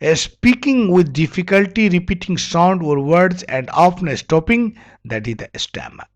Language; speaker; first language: English; non-native, local second language; Nepali